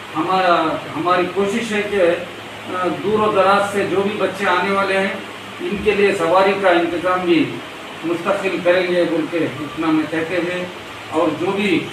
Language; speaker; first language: Urdu; native; Urdu